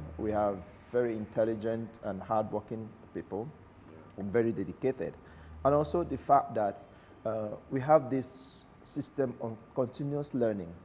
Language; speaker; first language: English; non-native, local second language; Igbo